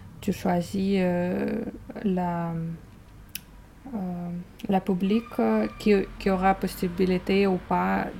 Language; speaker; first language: French; non-native, fluent; Russian